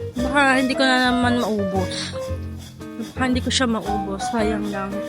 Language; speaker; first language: Filipino; native; Filipino